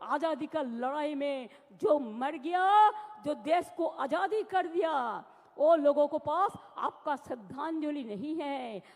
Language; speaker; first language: Hindi; non-native, local second language; Bangla